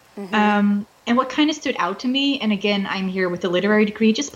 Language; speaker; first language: English; non-native, fluent; Dutch